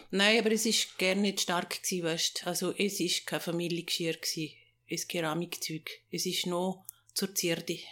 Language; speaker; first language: German; native; German